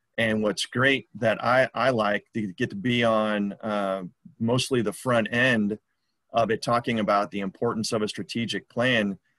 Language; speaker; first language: English; native; English